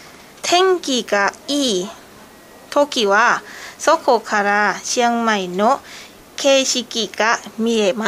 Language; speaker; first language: Japanese; non-native, learner; Thai